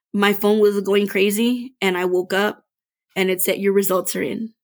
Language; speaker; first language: English; native; English